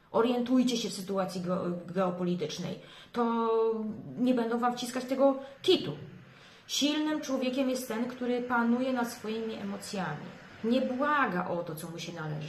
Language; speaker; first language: Polish; native; Polish